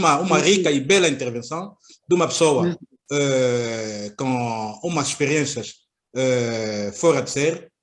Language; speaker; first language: Portuguese; native; Portuguese